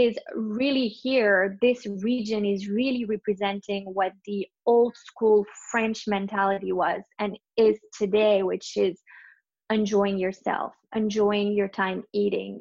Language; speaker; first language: English; native; English